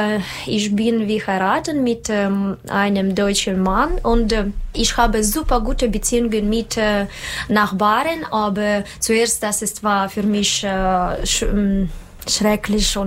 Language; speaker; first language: German; non-native, learner; Russian